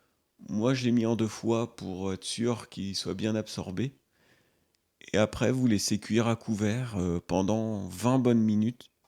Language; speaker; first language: French; native; French